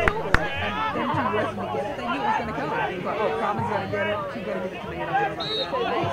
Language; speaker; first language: English; native; English